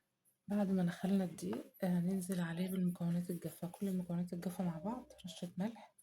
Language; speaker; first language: Arabic; native; Arabic